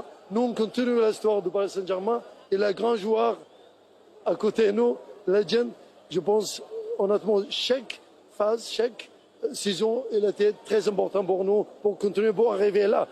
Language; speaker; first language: French; non-native, learner; Arabic